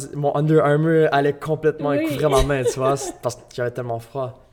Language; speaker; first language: French; native; French